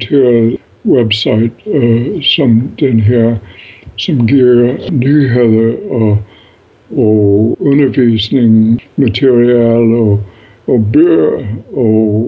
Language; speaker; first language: Danish; non-native, fluent; English